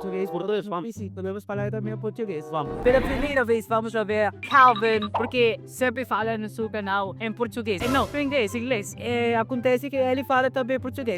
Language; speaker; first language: Portuguese; non-native, fluent; Filipino